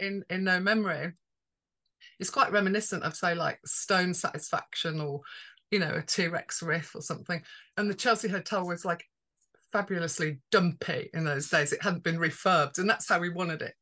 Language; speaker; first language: English; native; English